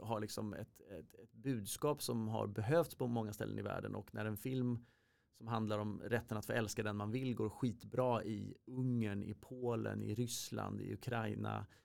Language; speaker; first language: Swedish; native; Swedish